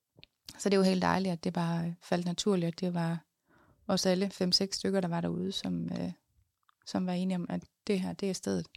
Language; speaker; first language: Danish; native; Danish